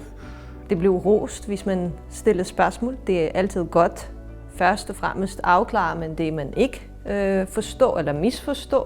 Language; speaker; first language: Danish; non-native, fluent; Ukrainian